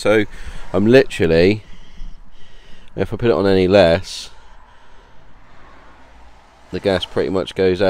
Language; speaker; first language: English; native; English